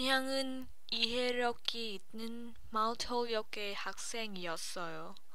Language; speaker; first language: Korean; non-native, learner; English